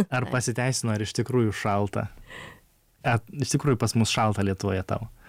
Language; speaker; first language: Lithuanian; native; Lithuanian